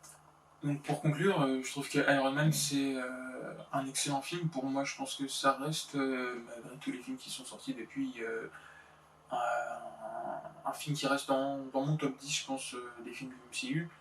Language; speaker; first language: French; native; French